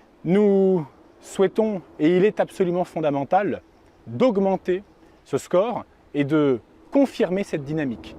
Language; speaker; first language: French; native; French